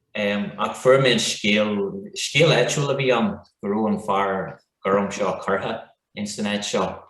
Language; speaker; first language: Irish; non-native, local second language; English